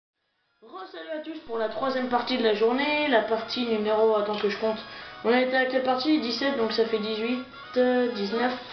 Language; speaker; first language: French; native; French